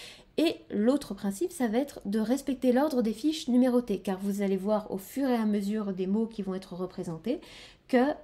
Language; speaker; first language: French; native; French